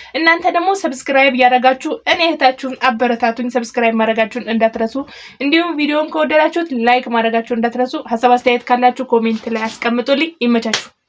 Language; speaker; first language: Amharic; native; Amharic